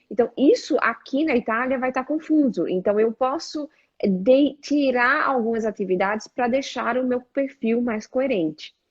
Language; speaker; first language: Portuguese; native; Portuguese